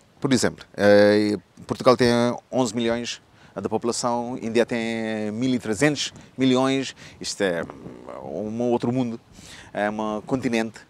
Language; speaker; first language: Portuguese; non-native, learner; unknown